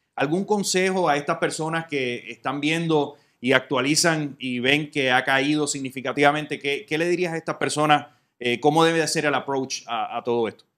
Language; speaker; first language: Spanish; native; Spanish